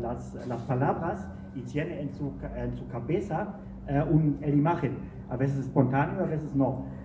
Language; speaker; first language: Spanish; non-native, learner; German